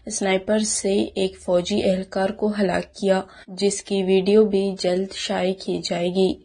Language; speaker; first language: Urdu; non-native, local second language; Baluchi